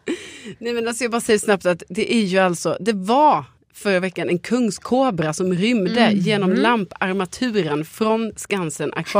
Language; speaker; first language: Swedish; native; Swedish